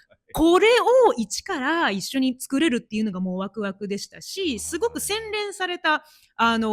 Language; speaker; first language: Japanese; native; Japanese